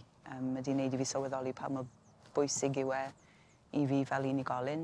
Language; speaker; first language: Welsh; native; Welsh